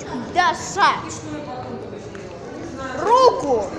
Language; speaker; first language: Russian; native; Russian